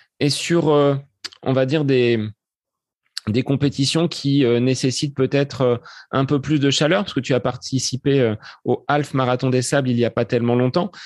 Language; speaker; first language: French; native; French